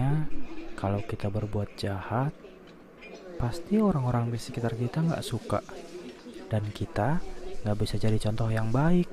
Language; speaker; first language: Indonesian; native; Indonesian